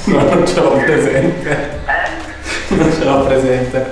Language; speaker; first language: Italian; native; Italian